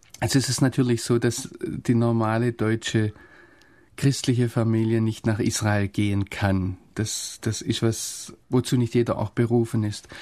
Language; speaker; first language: German; native; German